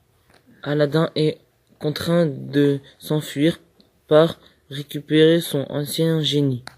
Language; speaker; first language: French; native; French